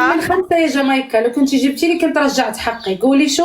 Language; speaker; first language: Arabic; native; Arabic